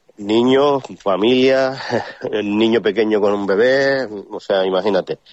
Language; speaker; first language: Spanish; native; Spanish